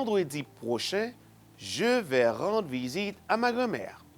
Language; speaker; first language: French; non-native, fluent; Spanish